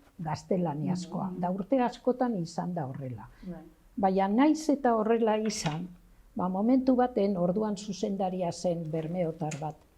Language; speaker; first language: Basque; native; Basque